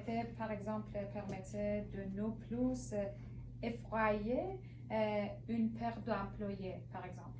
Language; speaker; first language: French; non-native, learner; Persian